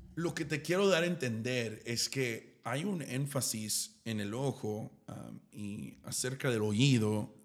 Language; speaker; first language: Spanish; early bilingual, heritage; Spanish